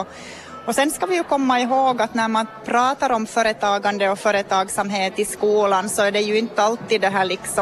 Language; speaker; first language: Swedish; native; Swedish